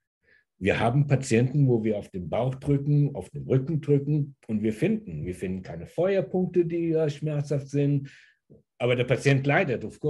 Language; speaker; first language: German; early bilingual, heritage; German